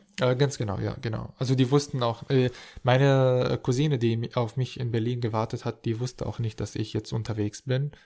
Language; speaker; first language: German; non-native, fluent; Arabic